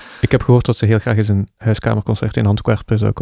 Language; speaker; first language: Dutch; native; Dutch